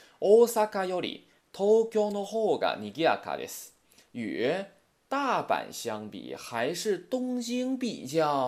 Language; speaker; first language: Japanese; non-native, fluent; Chinese